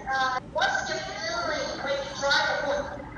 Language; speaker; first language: English; non-native, learner; Vietnamese